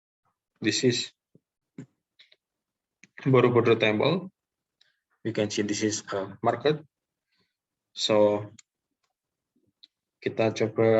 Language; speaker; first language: English; non-native, local second language; Indonesian